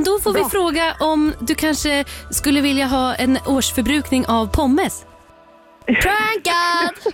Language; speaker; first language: Swedish; native; Swedish